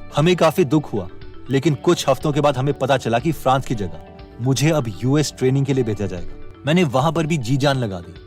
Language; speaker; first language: Hindi; native; Hindi